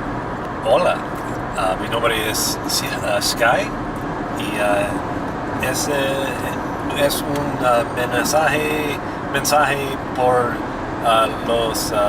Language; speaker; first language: Spanish; non-native, learner; English